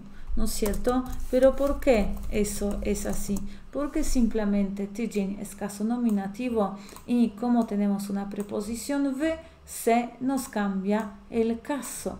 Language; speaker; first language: Spanish; non-native, fluent; Polish